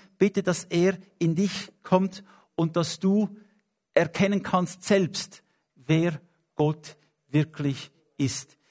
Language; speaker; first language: German; non-native, fluent; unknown